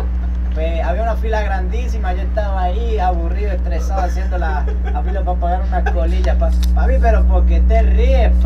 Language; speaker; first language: Spanish; native; Spanish